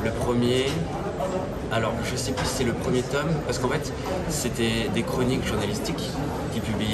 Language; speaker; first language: French; native; French